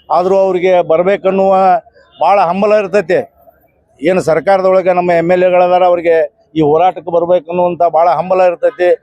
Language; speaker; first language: Kannada; native; Kannada